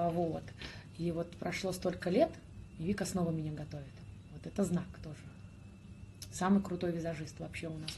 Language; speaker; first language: Russian; native; Russian